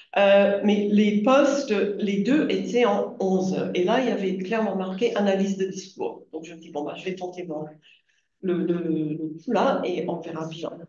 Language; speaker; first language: French; non-native, fluent; English